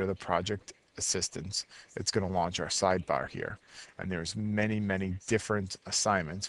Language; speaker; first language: English; native; English